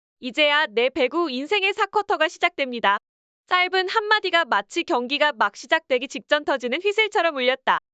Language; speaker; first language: Korean; native; Korean